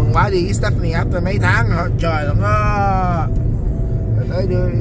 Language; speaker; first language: Vietnamese; early bilingual, heritage; Vietnamese